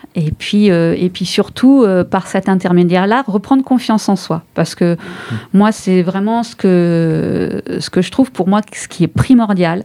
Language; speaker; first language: French; native; French